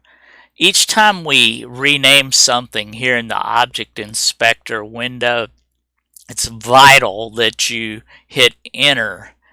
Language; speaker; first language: English; native; English